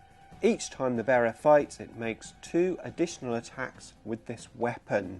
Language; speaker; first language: English; native; English